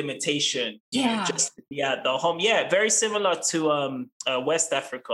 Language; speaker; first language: English; native; English